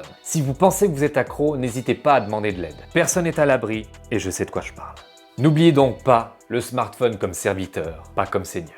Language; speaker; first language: French; native; French